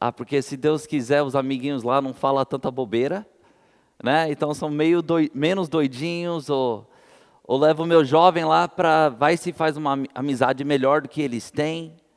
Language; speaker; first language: Portuguese; non-native, fluent; English